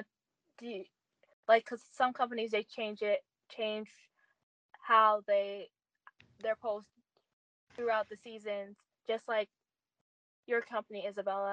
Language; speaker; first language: English; native; English